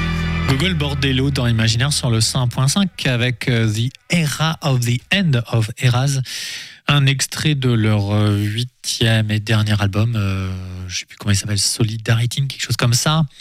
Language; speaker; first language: French; native; French